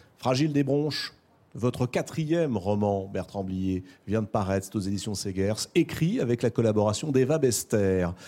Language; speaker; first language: French; native; French